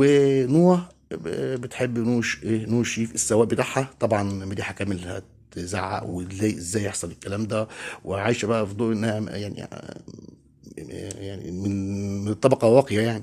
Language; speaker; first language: Arabic; native; Arabic